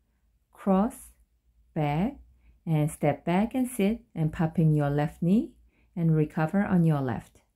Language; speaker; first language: English; non-native, fluent; Korean